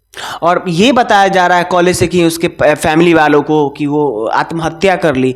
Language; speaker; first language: Hindi; native; Hindi